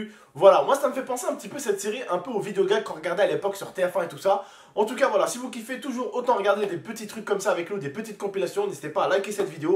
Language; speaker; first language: French; native; French